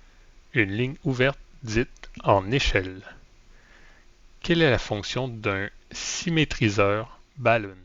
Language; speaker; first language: French; native; French